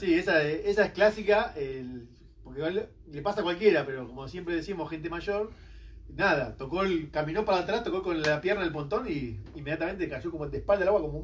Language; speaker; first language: Spanish; native; Spanish